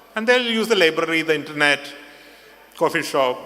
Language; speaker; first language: English; non-native, local second language; Malayalam